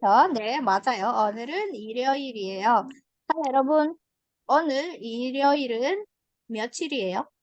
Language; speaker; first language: Korean; non-native, fluent; Indonesian